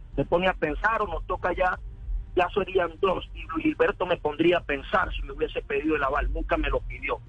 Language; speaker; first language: Spanish; native; Spanish